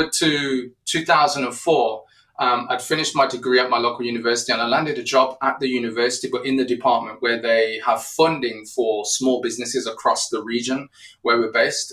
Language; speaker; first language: English; native; English